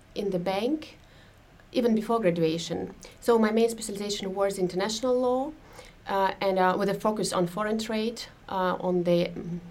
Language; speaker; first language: English; non-native, fluent; Russian